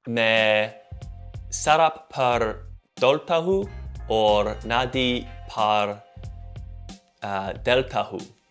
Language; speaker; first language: Hindi; non-native, learner; English